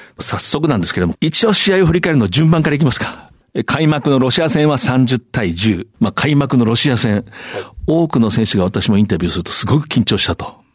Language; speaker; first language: Japanese; native; Japanese